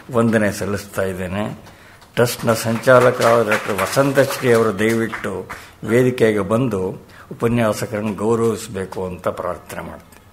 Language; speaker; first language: Kannada; native; Kannada